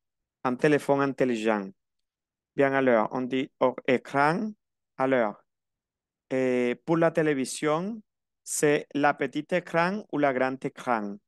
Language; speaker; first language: French; non-native, fluent; Spanish